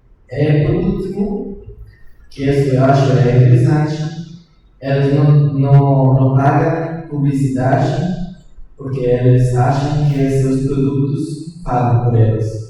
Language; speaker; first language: Portuguese; non-native, learner; Spanish